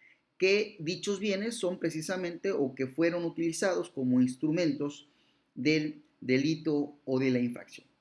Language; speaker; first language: Spanish; native; Spanish